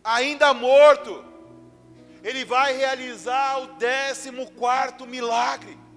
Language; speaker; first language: Portuguese; native; Portuguese